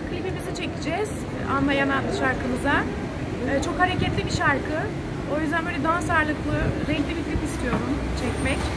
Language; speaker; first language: Turkish; early bilingual, heritage; Turkish